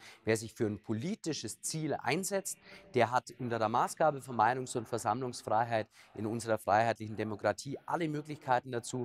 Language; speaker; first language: German; native; German